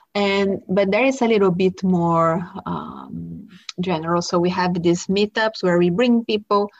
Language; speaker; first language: English; non-native, fluent; Portuguese